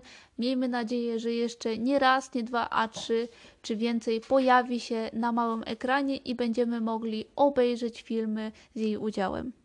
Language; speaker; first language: Polish; native; Polish